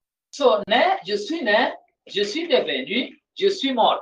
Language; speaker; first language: French; non-native, fluent; Swahili